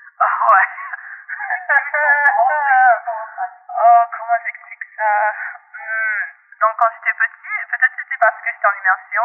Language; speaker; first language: French; non-native, local second language; English